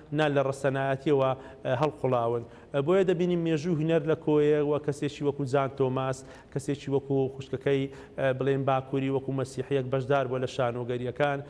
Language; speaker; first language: Central Kurdish; native; Central Kurdish